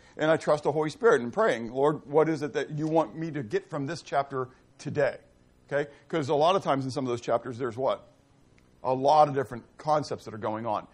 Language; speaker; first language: English; native; English